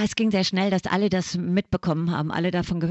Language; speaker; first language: German; native; German